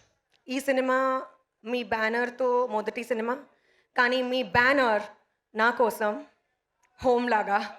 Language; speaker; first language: Telugu; non-native, learner; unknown